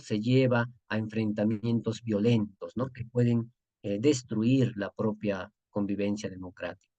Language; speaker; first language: Spanish; native; Spanish